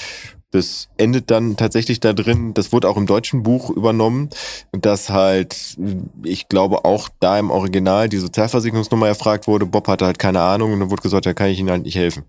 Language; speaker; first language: German; native; German